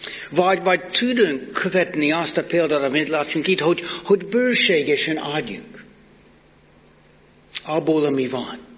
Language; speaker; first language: Hungarian; non-native, fluent; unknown